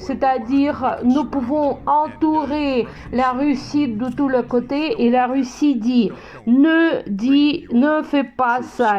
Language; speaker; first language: French; non-native, fluent; Russian